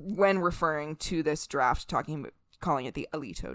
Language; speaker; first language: English; native; English